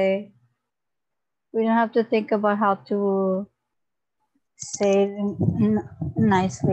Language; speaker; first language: English; non-native, local second language; Filipino